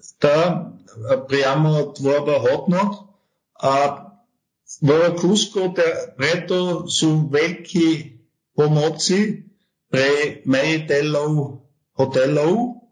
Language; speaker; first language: Slovak; non-native, learner; German